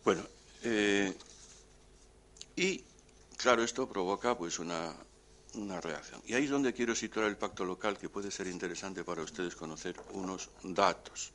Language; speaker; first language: Spanish; native; Spanish